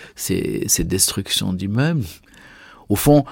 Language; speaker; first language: French; native; French